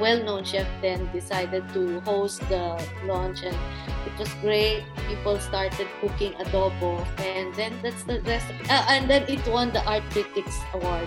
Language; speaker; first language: English; non-native, local second language; Filipino